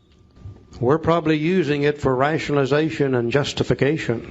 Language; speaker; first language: English; native; English